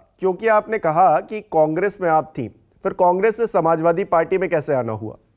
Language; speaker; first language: Hindi; native; Hindi